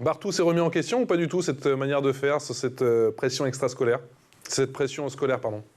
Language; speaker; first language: French; native; French